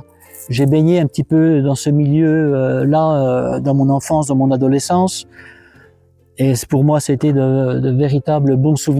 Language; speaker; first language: French; native; French